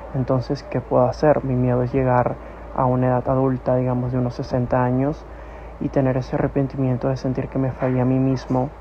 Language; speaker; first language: Spanish; native; Spanish